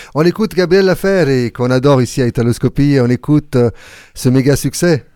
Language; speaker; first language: French; native; French